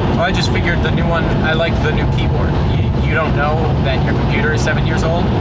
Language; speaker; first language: English; native; English